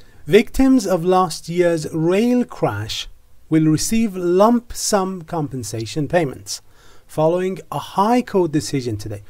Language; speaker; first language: English; non-native, fluent; Persian